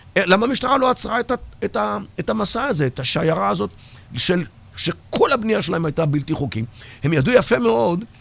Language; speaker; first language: Hebrew; native; Hebrew